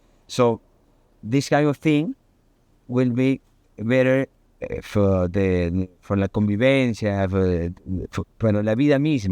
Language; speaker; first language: English; non-native, learner; Spanish